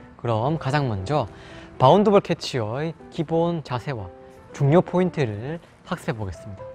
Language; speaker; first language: Korean; native; Korean